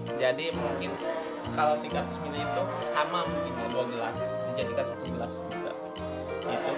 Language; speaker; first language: Indonesian; non-native, local second language; Sundanese